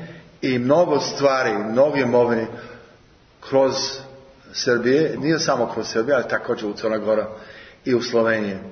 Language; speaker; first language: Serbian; non-native, learner; English